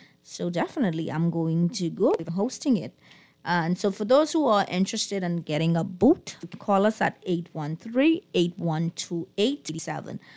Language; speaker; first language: English; non-native, fluent; Haitian Creole